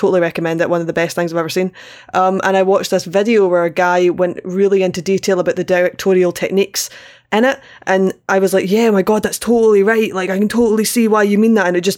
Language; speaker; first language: English; native; English